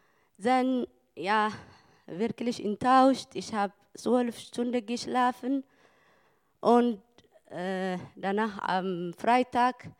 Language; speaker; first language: German; non-native, learner; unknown